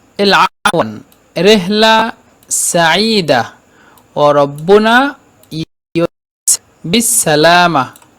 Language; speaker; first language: Egyptian Arabic; non-native, fluent; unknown